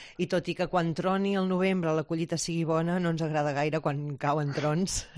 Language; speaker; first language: Catalan; native; Catalan